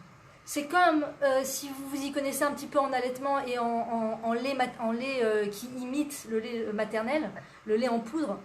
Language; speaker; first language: French; native; French